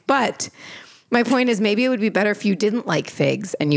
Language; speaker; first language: English; non-native, fluent; Portuguese